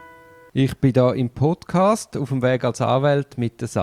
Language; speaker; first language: German; native; German